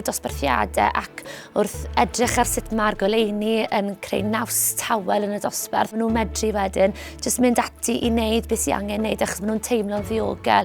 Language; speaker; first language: Welsh; native; Welsh